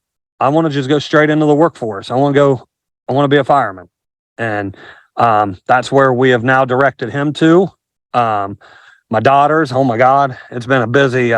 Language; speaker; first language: English; native; English